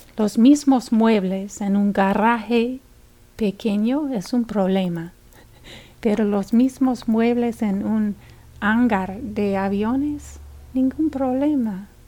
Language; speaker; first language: Spanish; non-native, fluent; English